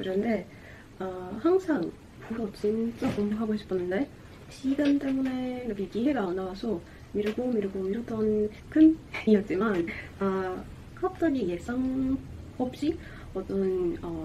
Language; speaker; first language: Korean; non-native, fluent; Portuguese